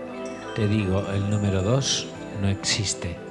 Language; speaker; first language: Spanish; native; Spanish